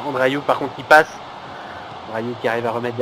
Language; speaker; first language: French; native; French